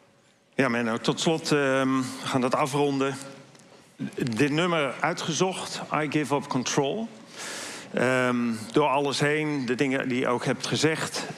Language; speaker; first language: Dutch; native; Dutch